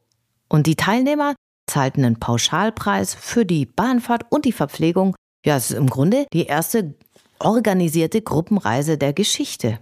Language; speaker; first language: German; native; German